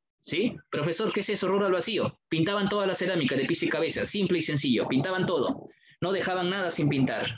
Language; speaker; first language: Spanish; native; Spanish